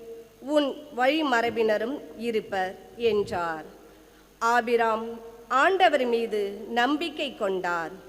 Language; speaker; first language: Tamil; native; Tamil